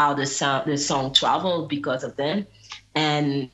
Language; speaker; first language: English; non-native, fluent; Guadeloupean Creole French